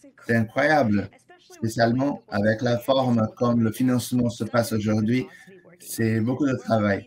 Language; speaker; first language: French; non-native, fluent; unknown